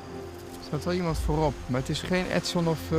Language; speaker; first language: Dutch; native; Dutch